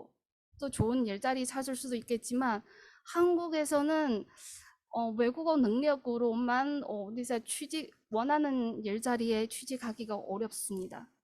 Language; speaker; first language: Korean; non-native, fluent; Chinese